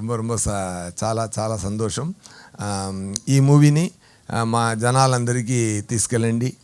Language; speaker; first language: Telugu; non-native, fluent; Tamil